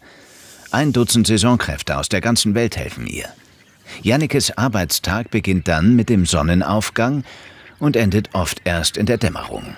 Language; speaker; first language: German; native; German